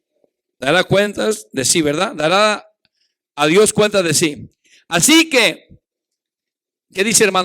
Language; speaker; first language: Spanish; native; Spanish